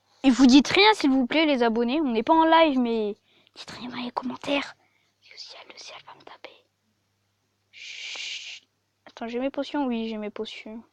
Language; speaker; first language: French; native; French